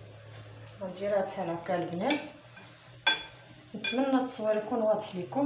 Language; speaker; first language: Arabic; native; Arabic